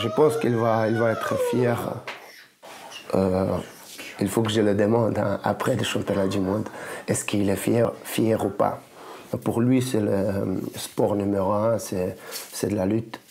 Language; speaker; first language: French; non-native, learner; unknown